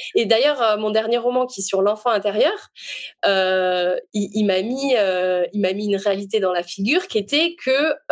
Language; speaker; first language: French; native; French